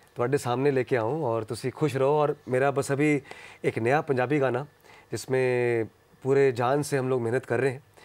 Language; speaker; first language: Hindi; non-native, local second language; Punjabi